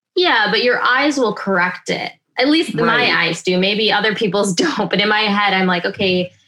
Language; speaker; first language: English; native; English